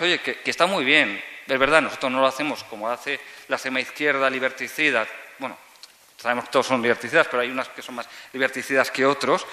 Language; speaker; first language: Spanish; native; Spanish